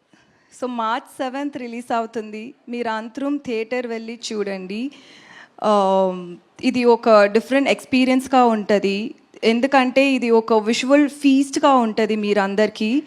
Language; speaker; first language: Telugu; non-native, learner; Tamil